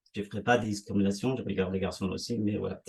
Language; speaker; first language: French; non-native, fluent; Persian